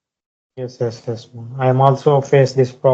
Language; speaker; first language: English; non-native, learner; Telugu